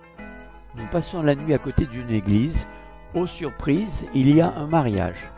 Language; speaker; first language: French; native; French